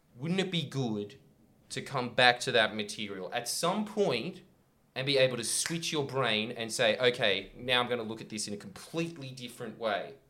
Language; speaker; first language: English; native; English